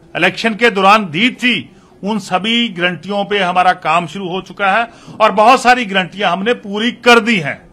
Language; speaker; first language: Hindi; non-native, local second language; Punjabi